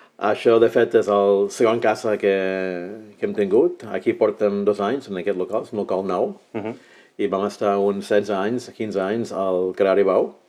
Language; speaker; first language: Catalan; early bilingual, heritage; Catalan